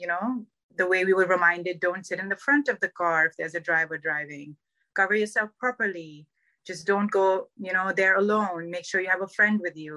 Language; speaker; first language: English; non-native, local second language; Urdu